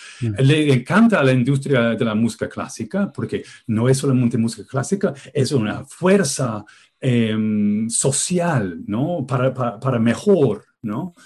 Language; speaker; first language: Spanish; non-native, fluent; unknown